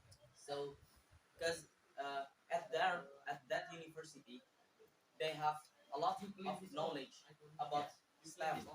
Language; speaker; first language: English; non-native, learner; Indonesian